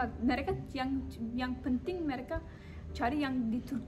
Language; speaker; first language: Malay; non-native, learner; Turkish